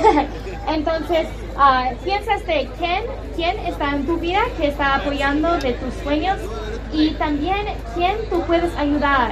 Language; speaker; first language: Spanish; non-native, learner; English